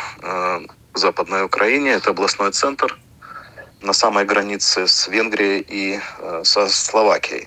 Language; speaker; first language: Russian; native; Russian